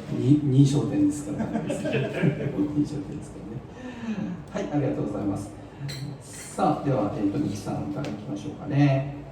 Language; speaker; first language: Japanese; native; Japanese